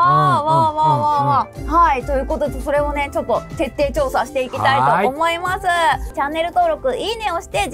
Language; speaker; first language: Japanese; native; Japanese